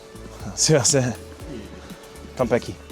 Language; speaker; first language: Japanese; non-native, learner; English